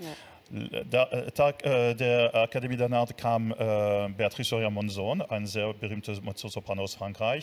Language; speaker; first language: German; non-native, fluent; French